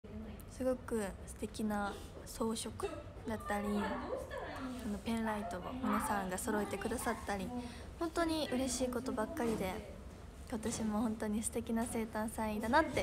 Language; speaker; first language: Japanese; native; Japanese